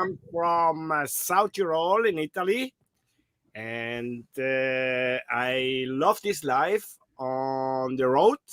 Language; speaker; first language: English; non-native, learner; German